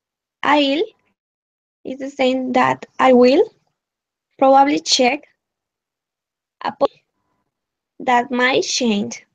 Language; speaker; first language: English; non-native, learner; Spanish